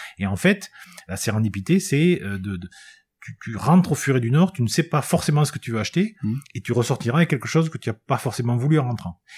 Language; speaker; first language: French; native; French